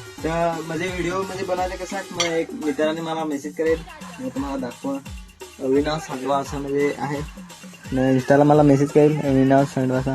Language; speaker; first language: Marathi; non-native, local second language; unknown